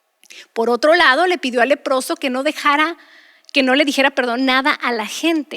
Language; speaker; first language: Spanish; native; Spanish